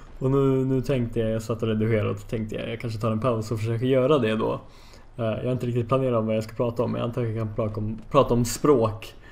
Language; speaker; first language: Swedish; native; Swedish